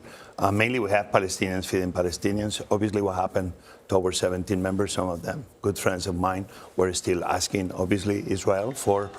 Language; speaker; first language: English; non-native, fluent; Spanish